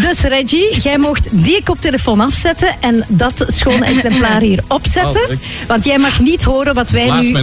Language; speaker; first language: Dutch; native; Dutch